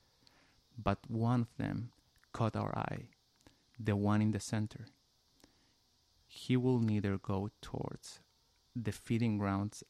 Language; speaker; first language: English; non-native, fluent; Spanish